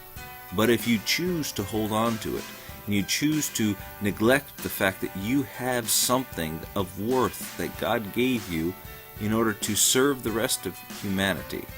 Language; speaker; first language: English; native; English